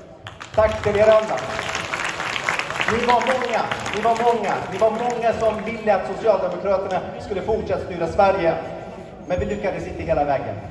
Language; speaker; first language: Swedish; early bilingual, other home language; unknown